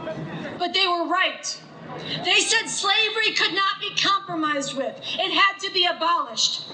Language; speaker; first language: English; native; English